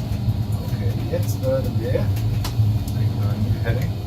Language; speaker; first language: German; non-native, learner; English